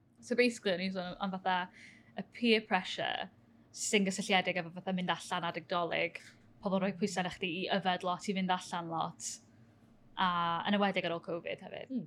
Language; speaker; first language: Welsh; native; Welsh